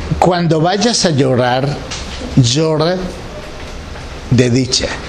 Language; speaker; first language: Spanish; native; Spanish